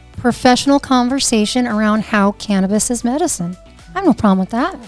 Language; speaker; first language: English; native; English